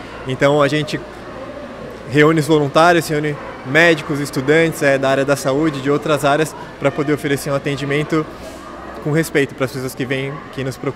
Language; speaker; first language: Portuguese; native; Portuguese